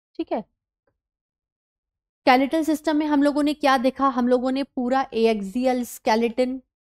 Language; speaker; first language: Hindi; native; Hindi